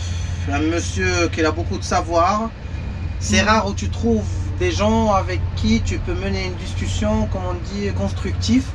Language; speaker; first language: French; native; French